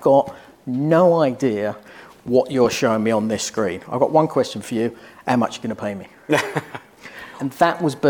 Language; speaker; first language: English; native; English